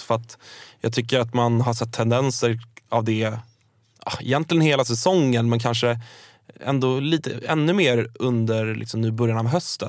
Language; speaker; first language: Swedish; native; Swedish